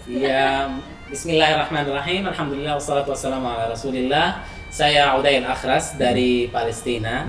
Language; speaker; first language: Indonesian; non-native, fluent; Arabic